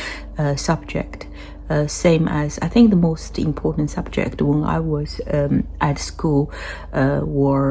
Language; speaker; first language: English; non-native, fluent; Chinese